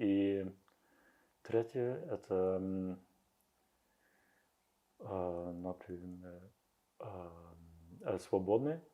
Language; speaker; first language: Russian; non-native, learner; Norwegian